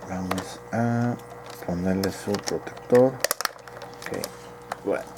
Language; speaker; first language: Spanish; native; Spanish